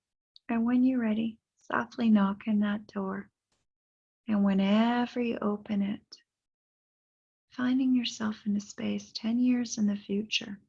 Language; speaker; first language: English; native; English